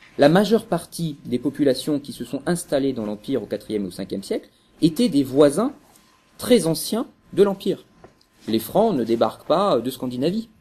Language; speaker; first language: French; native; French